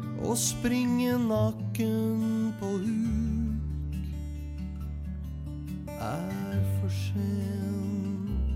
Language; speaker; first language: Norwegian; native; Norwegian